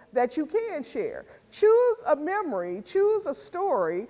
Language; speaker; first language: English; native; English